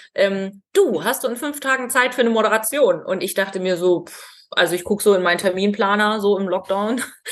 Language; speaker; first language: German; native; German